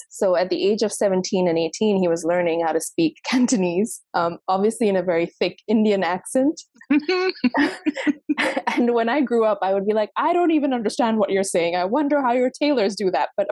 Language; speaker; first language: English; non-native, local second language; Sindhi